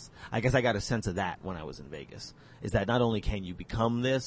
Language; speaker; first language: English; native; English